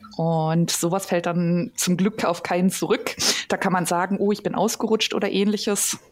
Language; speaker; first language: German; native; German